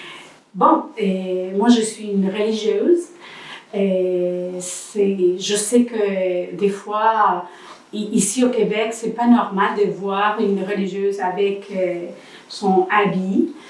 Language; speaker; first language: French; non-native, learner; Spanish